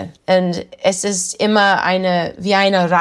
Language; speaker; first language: German; non-native, learner; English